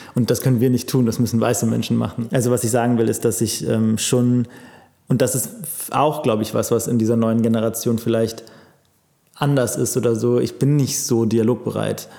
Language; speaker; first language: German; native; German